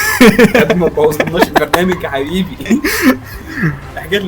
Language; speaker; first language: Arabic; native; Arabic